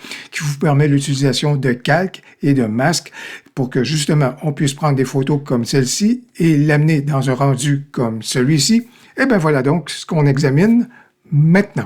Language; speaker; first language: French; native; French